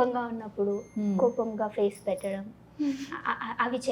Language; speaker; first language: Telugu; native; Telugu